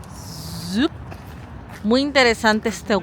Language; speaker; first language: Spanish; non-native, fluent; Filipino